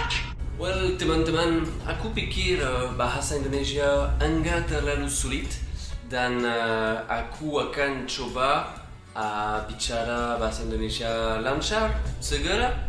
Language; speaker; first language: Indonesian; non-native, learner; French